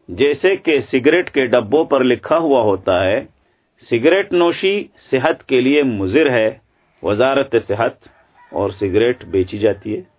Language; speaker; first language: Urdu; non-native, local second language; Pashto